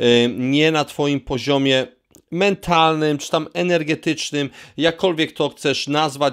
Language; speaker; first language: Polish; native; Polish